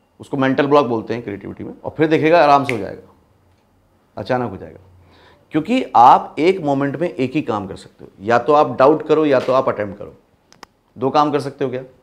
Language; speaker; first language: Hindi; native; Hindi